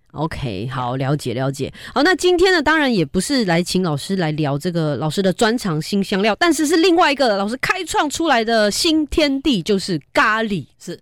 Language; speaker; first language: Chinese; native; Chinese